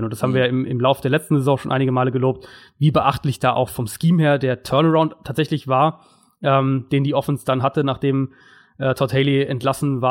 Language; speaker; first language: German; native; German